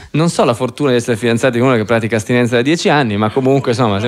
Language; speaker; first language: Italian; native; Italian